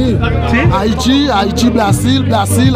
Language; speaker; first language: Spanish; non-native, learner; Haitian Creole